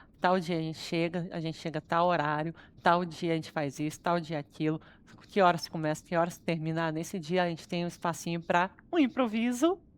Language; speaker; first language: Portuguese; early bilingual, other home language; Russian